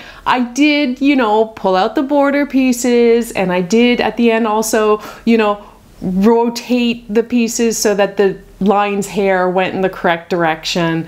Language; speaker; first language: English; native; English